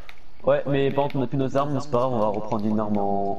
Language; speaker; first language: French; native; French